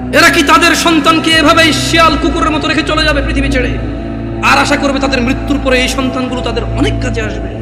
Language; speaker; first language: Bangla; early bilingual, heritage; Bangla